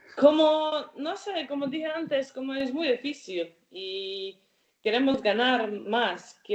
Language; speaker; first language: Spanish; non-native, learner; Croatian